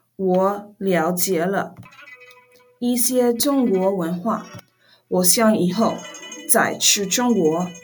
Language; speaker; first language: Chinese; non-native, learner; English